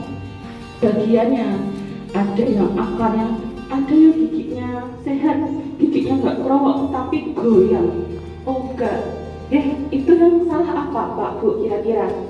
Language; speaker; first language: Indonesian; non-native, local second language; Javanese